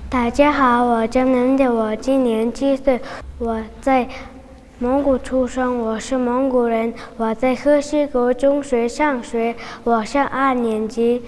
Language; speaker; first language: Chinese; non-native, learner; Mongolian